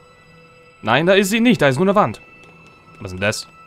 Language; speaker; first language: German; native; German